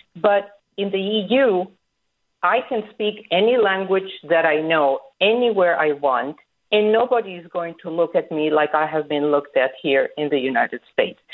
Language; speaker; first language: English; native; English